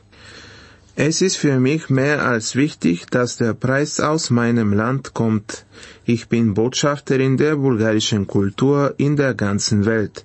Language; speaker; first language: German; non-native, fluent; Bulgarian